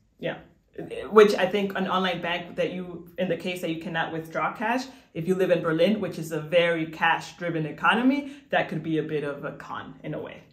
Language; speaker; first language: English; non-native, fluent; Spanish